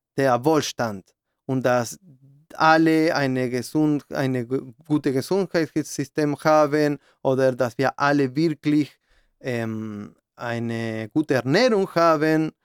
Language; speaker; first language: German; non-native, fluent; Spanish